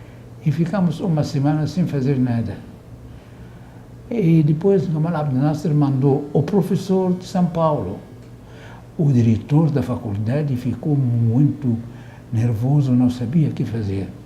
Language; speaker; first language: Portuguese; non-native, fluent; Arabic